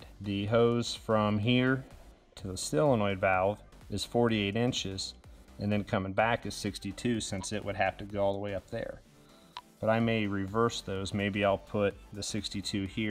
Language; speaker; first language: English; native; English